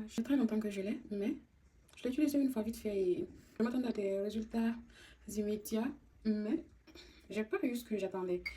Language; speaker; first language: French; non-native, local second language; Fula